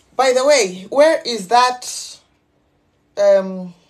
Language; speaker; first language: English; non-native, local second language; Nyanja